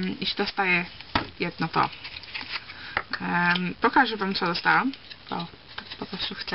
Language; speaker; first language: Polish; early bilingual, heritage; Polish